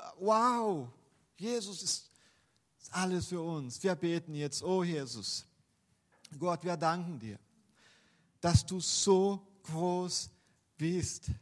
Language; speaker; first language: German; non-native, fluent; Portuguese